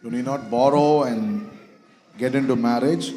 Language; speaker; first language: English; non-native, local second language; Tamil